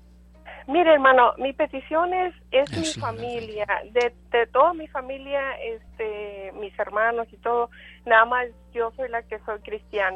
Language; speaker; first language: Spanish; early bilingual, heritage; Spanish